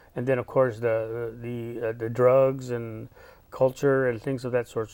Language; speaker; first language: English; native; English